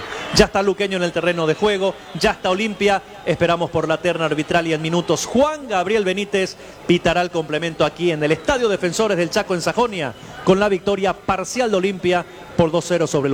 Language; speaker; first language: Spanish; native; Spanish